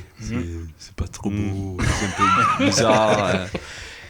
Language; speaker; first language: French; non-native, fluent; English